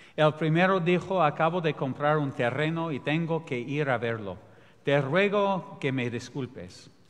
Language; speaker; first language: Spanish; non-native, fluent; English